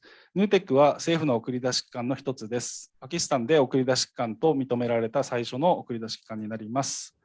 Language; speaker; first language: Japanese; native; Japanese